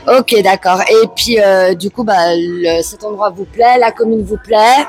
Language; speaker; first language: French; native; French